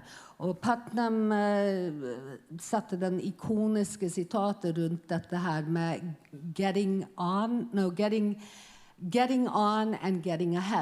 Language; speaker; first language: Swedish; non-native, fluent; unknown